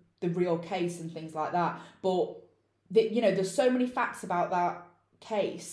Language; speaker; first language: English; native; English